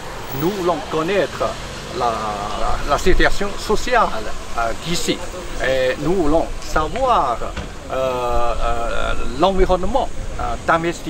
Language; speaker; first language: French; non-native, fluent; Chinese